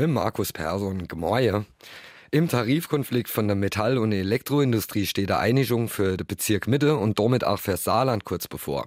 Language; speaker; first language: German; native; German